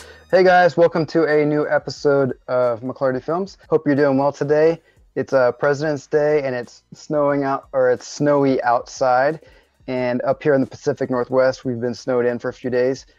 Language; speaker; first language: English; native; English